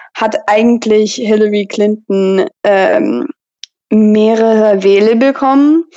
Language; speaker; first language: German; non-native, fluent; English